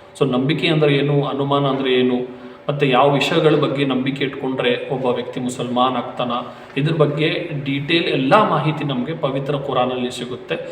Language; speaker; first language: Kannada; non-native, local second language; Urdu